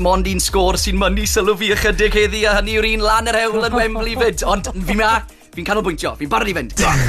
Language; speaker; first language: Welsh; native; Welsh